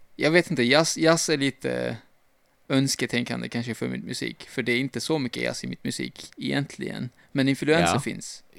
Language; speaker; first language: Swedish; non-native, fluent; Turkish